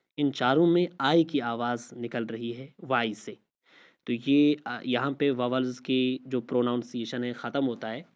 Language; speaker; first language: Urdu; non-native, local second language; Baluchi